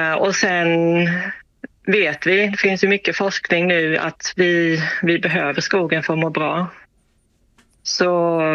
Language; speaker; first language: Swedish; early bilingual, heritage; Swedish